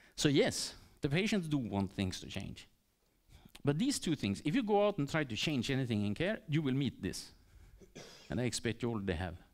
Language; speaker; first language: English; non-native, fluent; Swedish